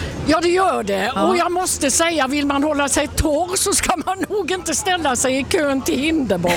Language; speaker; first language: Swedish; native; Swedish